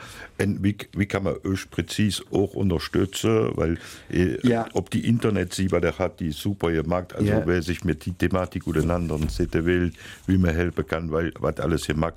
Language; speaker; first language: German; native; German